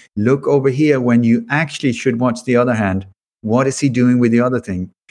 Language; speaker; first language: English; early bilingual, other home language; Swedish